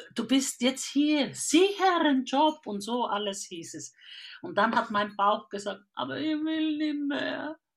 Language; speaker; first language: German; non-native, fluent; Finnish